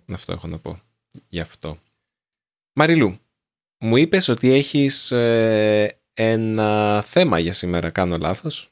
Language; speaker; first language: Greek; native; Greek